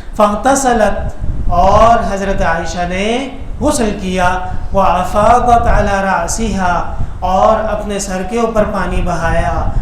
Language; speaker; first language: Urdu; non-native, local second language; Pashto